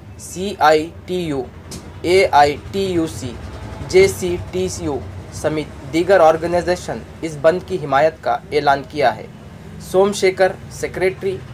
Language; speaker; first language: Urdu; native; Urdu